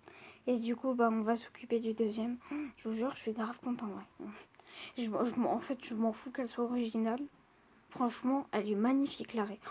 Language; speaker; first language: French; native; French